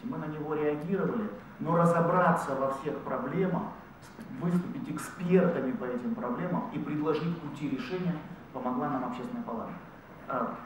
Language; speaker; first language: Russian; native; Russian